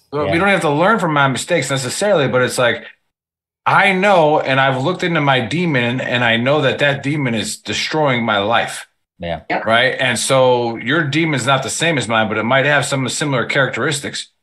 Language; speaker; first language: English; native; English